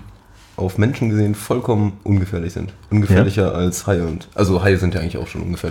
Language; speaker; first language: German; native; German